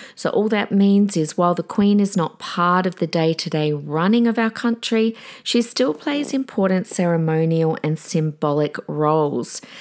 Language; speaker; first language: English; native; English